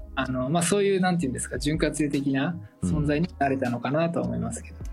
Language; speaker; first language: Japanese; native; Japanese